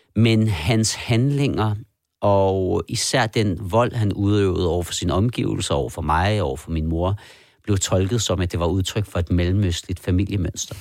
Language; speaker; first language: Danish; early bilingual, other home language; Persian